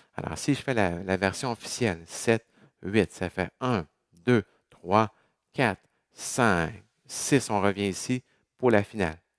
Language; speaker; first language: French; native; French